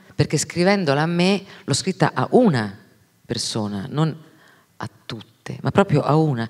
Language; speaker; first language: Italian; native; Italian